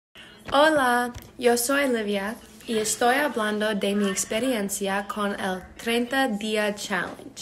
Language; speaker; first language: Spanish; non-native, learner; English